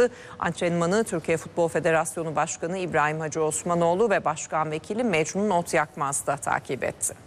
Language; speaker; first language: Turkish; native; Turkish